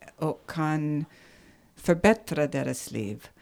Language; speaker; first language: Swedish; non-native, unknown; English